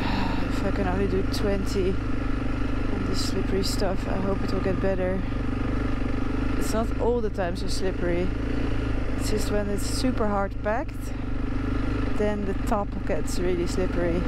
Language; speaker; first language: English; non-native, fluent; Dutch